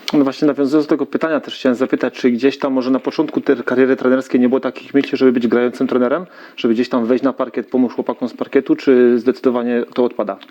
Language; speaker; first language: Polish; native; Polish